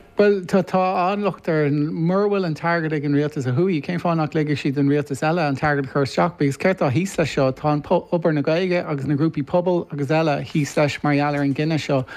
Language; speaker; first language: Irish; non-native, local second language; English